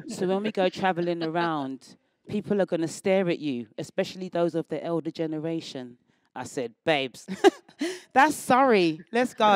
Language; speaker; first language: English; native; English